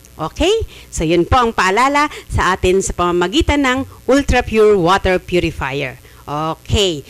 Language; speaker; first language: Filipino; native; Filipino